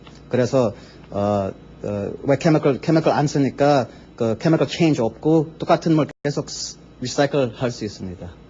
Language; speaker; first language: Korean; early bilingual, heritage; English